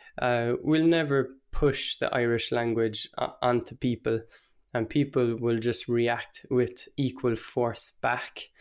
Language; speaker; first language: English; non-native, local second language; Irish